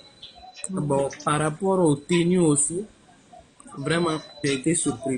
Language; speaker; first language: French; non-native, local second language; Bambara